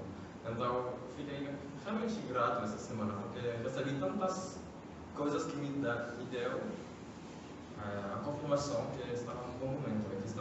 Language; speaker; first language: Portuguese; non-native, fluent; French